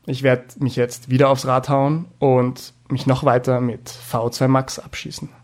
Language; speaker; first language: German; native; German